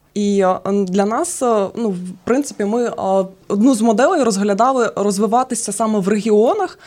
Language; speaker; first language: Ukrainian; native; Ukrainian